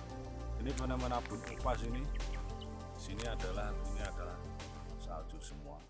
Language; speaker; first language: Indonesian; non-native, local second language; Javanese